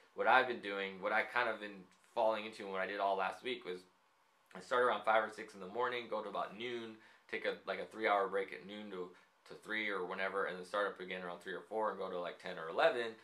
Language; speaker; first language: English; native; English